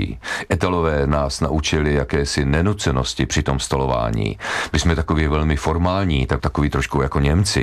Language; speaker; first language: Czech; native; Czech